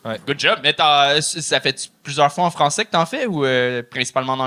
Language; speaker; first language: French; native; French